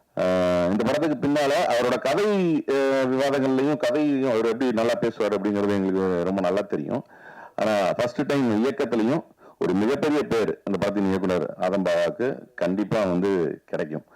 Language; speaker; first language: Tamil; native; Tamil